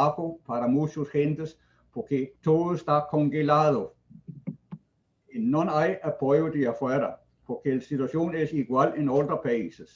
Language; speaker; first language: Spanish; non-native, fluent; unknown